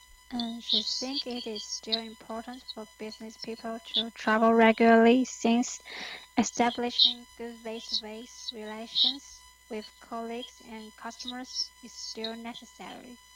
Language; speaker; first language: English; non-native, learner; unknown